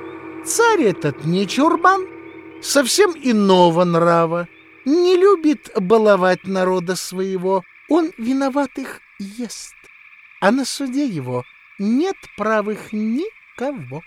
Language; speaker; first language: Russian; native; Russian